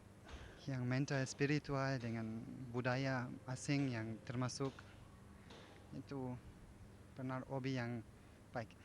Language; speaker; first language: Indonesian; non-native, fluent; German